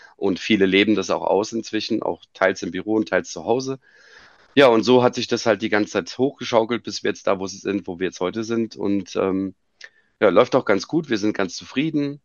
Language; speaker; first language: German; native; German